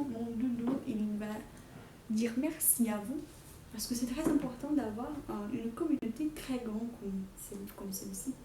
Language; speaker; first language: French; non-native, fluent; Portuguese